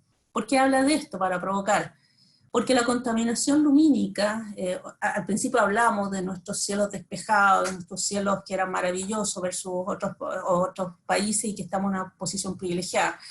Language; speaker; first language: Spanish; native; Spanish